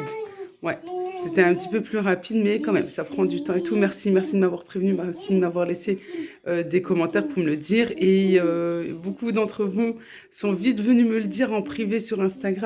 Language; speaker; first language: French; native; French